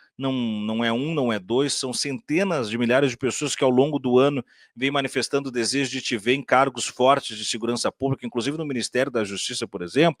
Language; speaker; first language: Portuguese; native; Portuguese